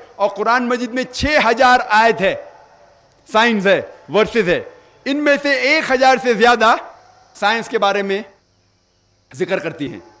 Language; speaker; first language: Urdu; non-native, local second language; Konkani